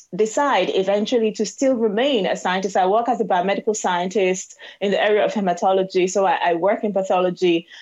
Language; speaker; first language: English; non-native, local second language; Igbo